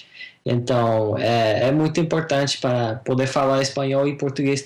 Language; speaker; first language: Portuguese; non-native, fluent; English